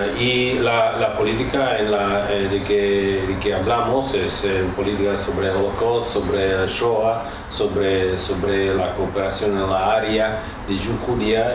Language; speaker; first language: Spanish; non-native, fluent; Czech